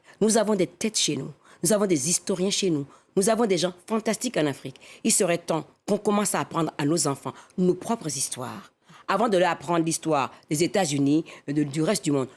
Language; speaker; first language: French; non-native, local second language; Fon